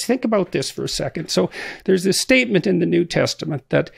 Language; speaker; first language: English; native; English